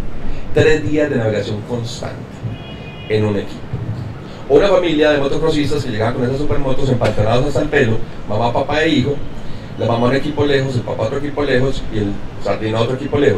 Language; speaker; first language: Spanish; native; Spanish